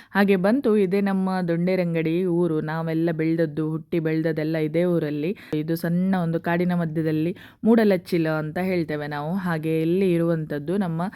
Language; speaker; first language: Kannada; non-native, local second language; Konkani